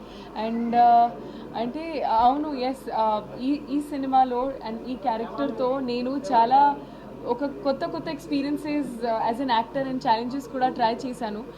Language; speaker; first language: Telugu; non-native, fluent; Hindi